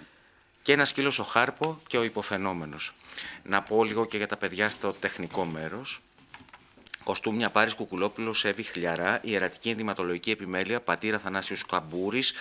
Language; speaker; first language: Greek; native; Greek